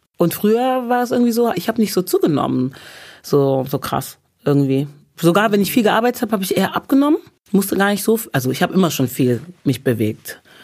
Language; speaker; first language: German; early bilingual, other home language; English